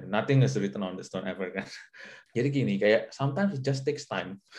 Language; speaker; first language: English; non-native, fluent; Indonesian